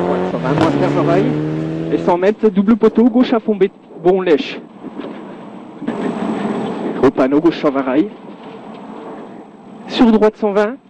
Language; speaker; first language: French; native; French